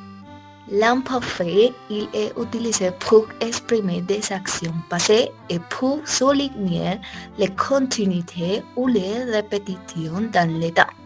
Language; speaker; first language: French; non-native, learner; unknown